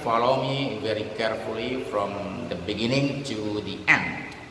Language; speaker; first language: English; non-native, fluent; Indonesian